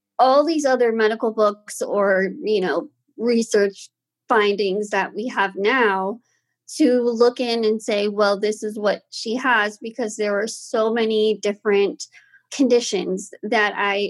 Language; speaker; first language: English; native; English